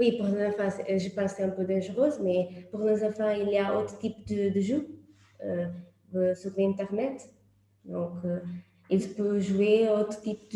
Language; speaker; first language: French; non-native, learner; Portuguese